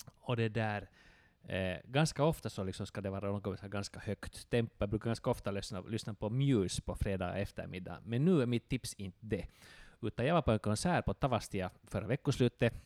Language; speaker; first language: Swedish; native; Swedish